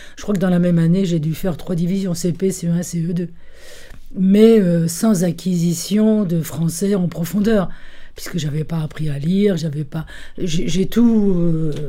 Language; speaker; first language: French; early bilingual, other home language; Italian